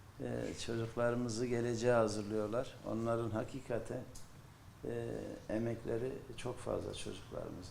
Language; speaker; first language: Turkish; native; Turkish